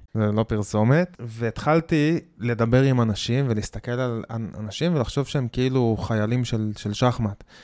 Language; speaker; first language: Hebrew; native; Hebrew